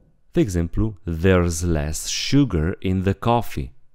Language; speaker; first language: English; non-native, fluent; Romanian